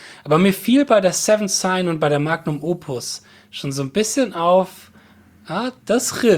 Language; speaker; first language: German; native; German